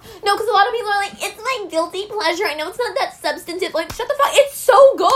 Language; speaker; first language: English; native; English